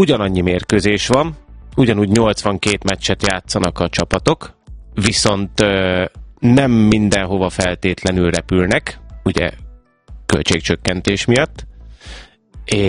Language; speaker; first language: Hungarian; native; Hungarian